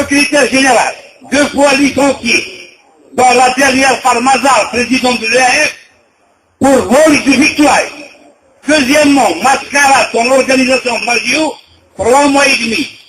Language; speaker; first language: French; non-native, local second language; Arabic